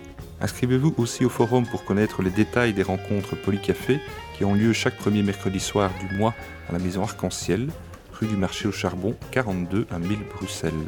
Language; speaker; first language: French; native; French